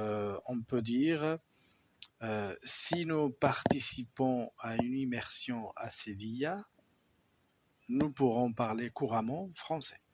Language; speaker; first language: French; non-native, fluent; Spanish